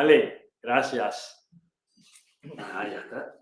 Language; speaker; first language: Spanish; non-native, learner; Tibetan